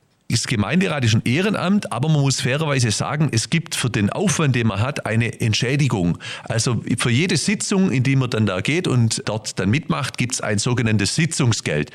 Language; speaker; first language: German; native; German